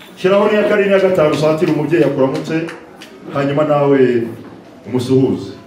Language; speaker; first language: Kinyarwanda; native; Kinyarwanda